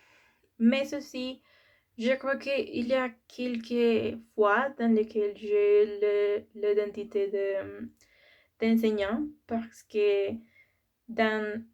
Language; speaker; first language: French; non-native, learner; Spanish